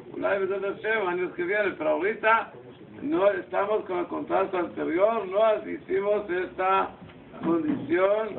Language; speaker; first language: Spanish; non-native, fluent; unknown